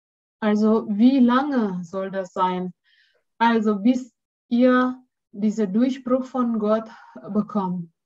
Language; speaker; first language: German; non-native, learner; Indonesian